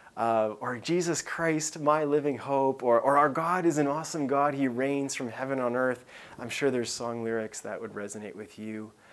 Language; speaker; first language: English; native; English